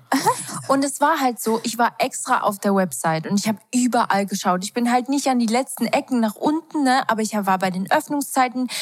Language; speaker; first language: German; early bilingual, other home language; Portuguese